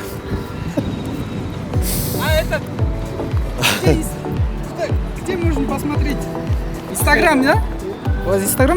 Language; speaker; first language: Russian; non-native, local second language; Kyrgyz